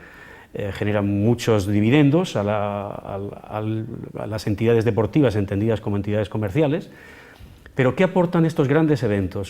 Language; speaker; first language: Spanish; native; Spanish